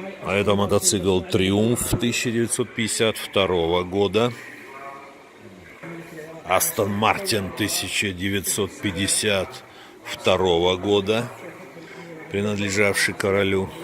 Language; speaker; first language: Russian; native; Russian